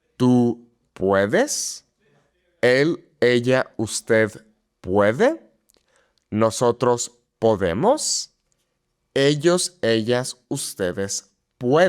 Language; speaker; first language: Spanish; non-native, fluent; English